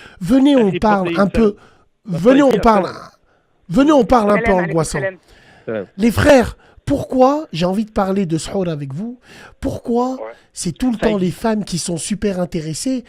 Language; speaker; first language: French; early bilingual, other home language; Arabic